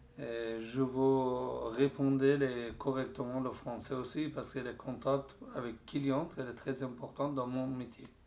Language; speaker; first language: French; non-native, learner; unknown